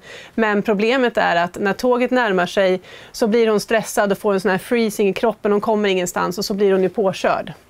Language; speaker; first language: Swedish; native; Swedish